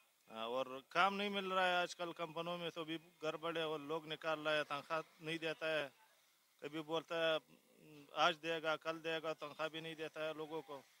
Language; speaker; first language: Hindi; non-native, local second language; Pashto